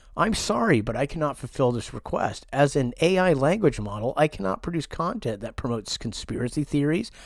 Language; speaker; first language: English; native; English